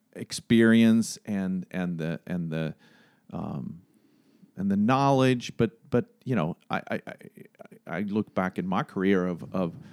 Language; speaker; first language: English; non-native, fluent; Swedish